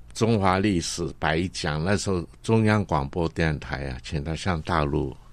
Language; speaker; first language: Chinese; non-native, local second language; Cantonese